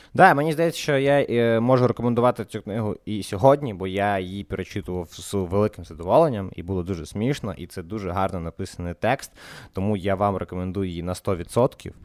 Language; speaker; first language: Ukrainian; non-native, local second language; Russian